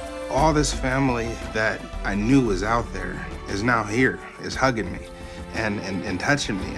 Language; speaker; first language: English; early bilingual, other home language; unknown